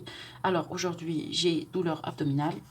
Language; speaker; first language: French; non-native, local second language; Arabic